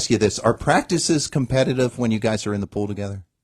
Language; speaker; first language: English; native; English